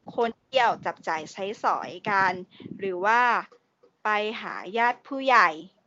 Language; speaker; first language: Thai; native; Thai